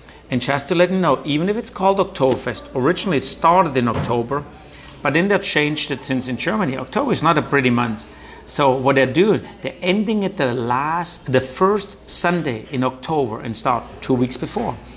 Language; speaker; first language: English; non-native, fluent; German